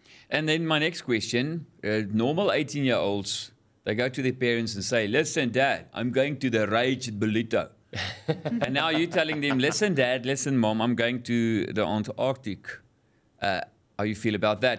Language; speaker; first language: English; non-native, local second language; Afrikaans